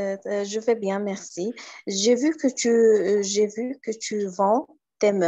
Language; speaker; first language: French; non-native, learner; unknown